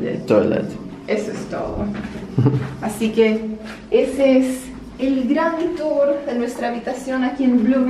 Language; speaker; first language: Spanish; non-native, fluent; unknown